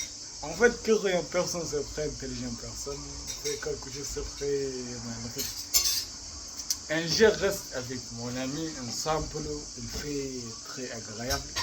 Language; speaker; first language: French; non-native, learner; Arabic